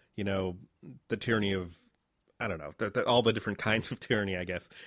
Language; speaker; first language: English; native; English